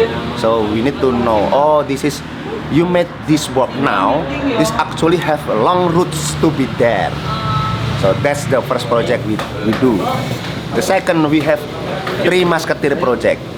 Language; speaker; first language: English; non-native, learner; Indonesian